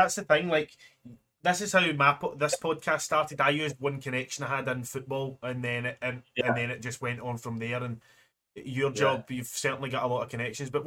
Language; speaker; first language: English; native; English